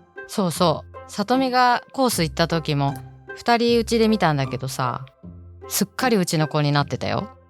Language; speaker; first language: Japanese; native; Japanese